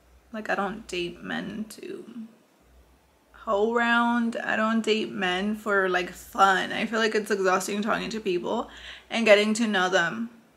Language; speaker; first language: English; early bilingual, other home language; Spanish